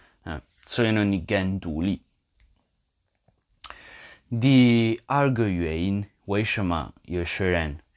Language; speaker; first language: Chinese; non-native, fluent; English